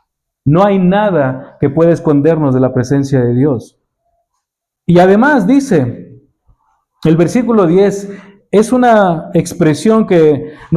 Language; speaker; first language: Spanish; native; Spanish